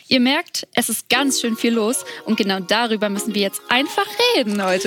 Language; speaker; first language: German; native; German